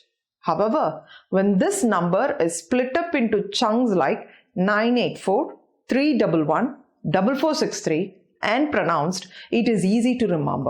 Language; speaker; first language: English; non-native, local second language; Tamil